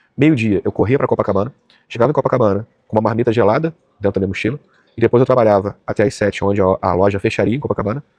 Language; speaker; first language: Portuguese; native; Portuguese